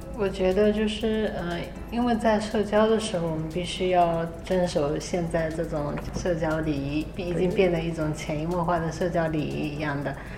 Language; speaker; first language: Chinese; native; Chinese